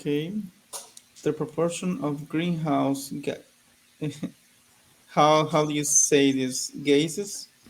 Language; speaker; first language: English; non-native, learner; Spanish